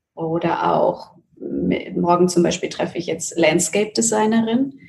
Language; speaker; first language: German; native; German